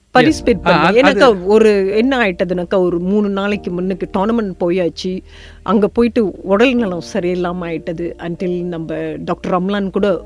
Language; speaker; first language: Tamil; early bilingual, heritage; Tamil